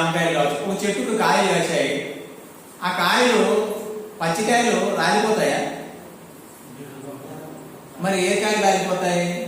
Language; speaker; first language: Telugu; native; Telugu